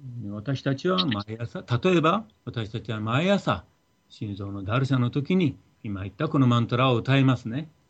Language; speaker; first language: Japanese; native; Japanese